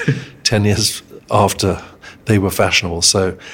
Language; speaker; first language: English; native; English